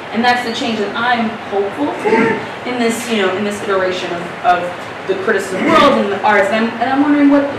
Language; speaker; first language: English; native; English